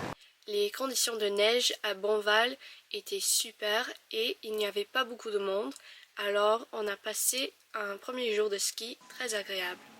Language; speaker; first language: French; non-native, fluent; English